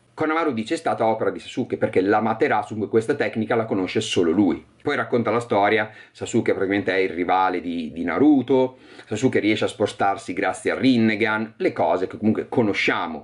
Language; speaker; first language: Italian; native; Italian